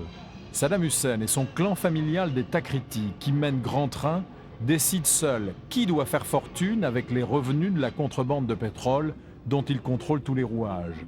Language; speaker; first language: French; native; French